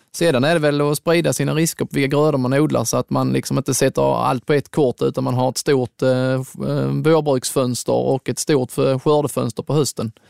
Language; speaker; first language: Swedish; native; Swedish